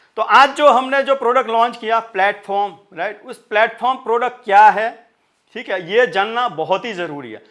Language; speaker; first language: Hindi; non-native, local second language; Marathi